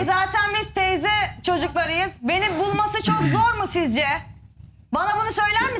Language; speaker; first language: Turkish; native; Turkish